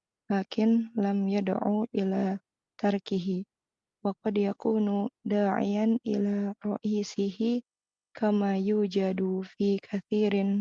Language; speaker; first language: Arabic; non-native, learner; Indonesian